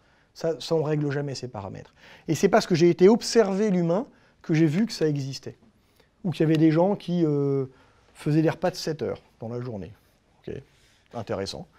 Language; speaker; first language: French; native; French